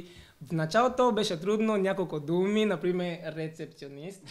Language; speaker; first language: Bulgarian; non-native, learner; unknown